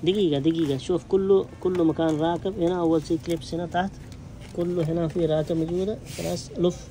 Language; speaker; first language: Arabic; non-native, learner; Urdu